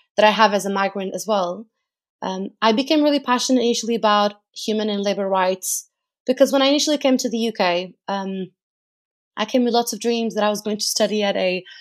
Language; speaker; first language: English; non-native, fluent; Portuguese